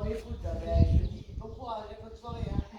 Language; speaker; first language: French; native; French